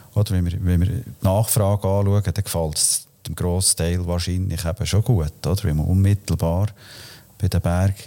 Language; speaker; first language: German; native; German